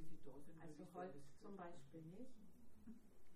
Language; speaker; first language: German; native; German